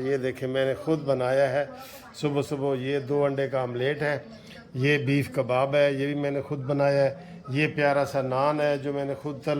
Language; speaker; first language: Urdu; native; Urdu